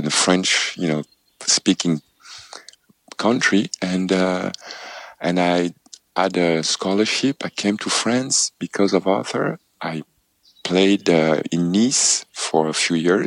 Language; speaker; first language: English; non-native, local second language; French